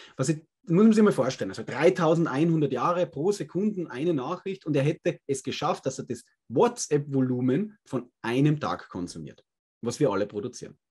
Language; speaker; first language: German; native; German